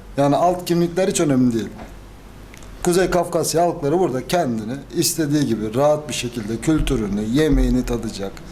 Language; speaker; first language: Turkish; native; Turkish